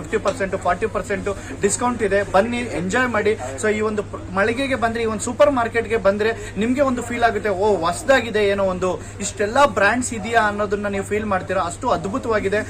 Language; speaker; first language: Kannada; native; Kannada